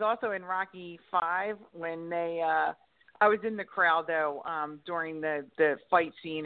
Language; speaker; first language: English; native; English